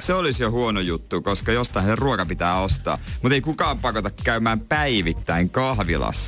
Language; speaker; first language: Finnish; native; Finnish